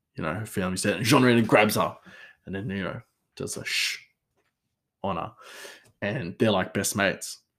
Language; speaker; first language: English; native; English